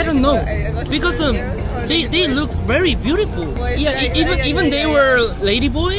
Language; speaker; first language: English; non-native, learner; Korean